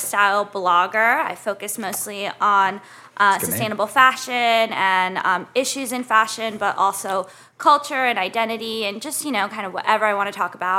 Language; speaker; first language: English; native; English